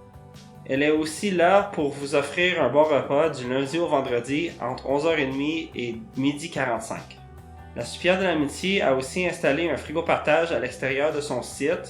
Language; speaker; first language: French; native; French